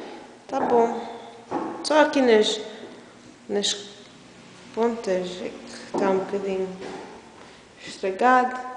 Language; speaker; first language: Portuguese; early bilingual, heritage; English